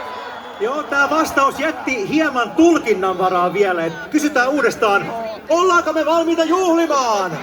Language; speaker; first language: Finnish; native; Finnish